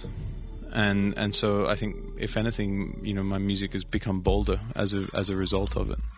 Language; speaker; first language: English; native; English